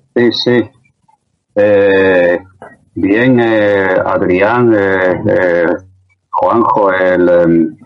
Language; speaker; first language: Spanish; native; Spanish